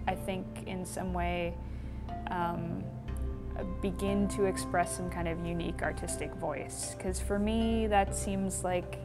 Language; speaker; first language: English; native; English